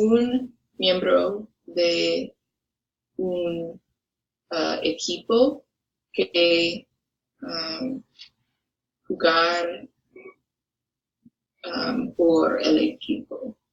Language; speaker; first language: Spanish; non-native, learner; English